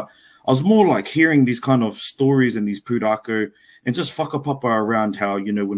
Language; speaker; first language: English; native; English